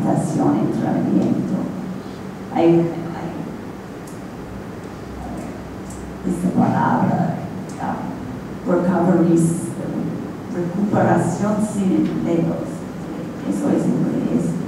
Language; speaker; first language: Spanish; non-native, fluent; English